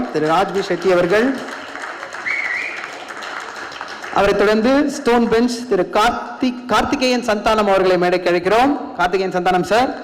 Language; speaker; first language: Tamil; native; Tamil